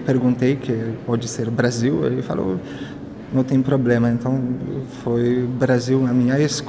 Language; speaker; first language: Portuguese; non-native, fluent; Polish